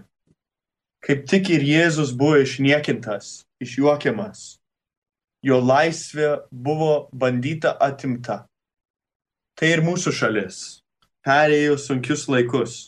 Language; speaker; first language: Lithuanian; early bilingual, heritage; Lithuanian